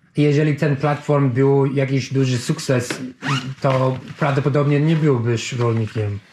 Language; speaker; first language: Polish; non-native, learner; English